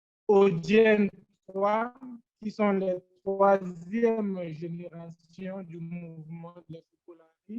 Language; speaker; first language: French; non-native, local second language; Rundi